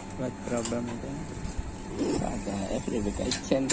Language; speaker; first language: English; non-native, learner; Indonesian